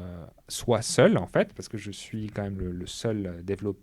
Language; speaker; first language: French; native; French